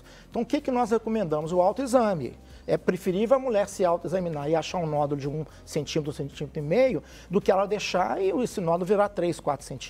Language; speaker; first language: Portuguese; native; Portuguese